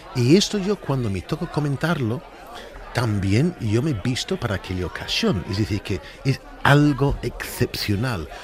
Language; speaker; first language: Spanish; non-native, fluent; English